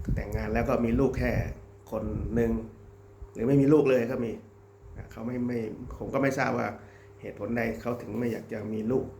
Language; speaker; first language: Thai; native; Thai